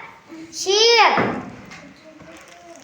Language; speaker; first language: English; non-native, learner; Telugu